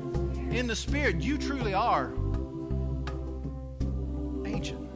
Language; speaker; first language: English; native; English